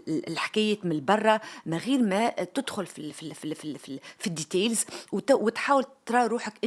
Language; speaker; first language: Arabic; native; Arabic